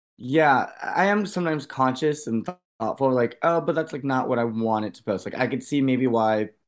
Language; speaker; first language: English; native; English